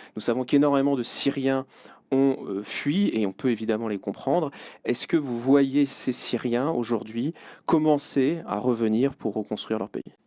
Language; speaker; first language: French; native; French